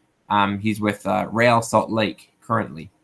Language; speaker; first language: English; native; English